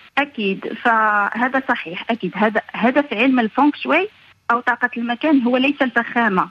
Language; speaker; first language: Arabic; native; Arabic